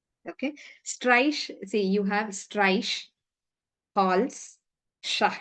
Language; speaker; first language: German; non-native, fluent; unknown